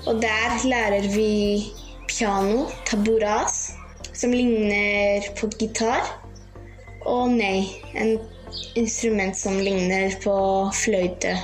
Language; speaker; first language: Norwegian; early bilingual, heritage; Greek